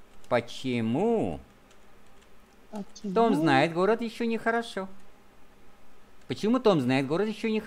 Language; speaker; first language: Russian; non-native, fluent; Vietnamese